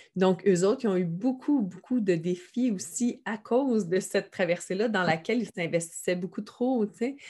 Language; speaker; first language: French; native; French